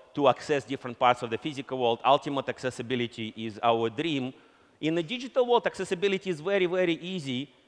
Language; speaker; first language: English; non-native, fluent; Russian